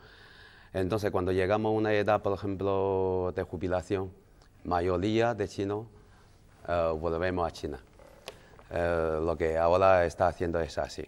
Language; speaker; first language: Spanish; non-native, learner; Chinese